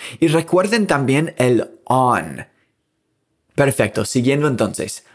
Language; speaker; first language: Spanish; native; Spanish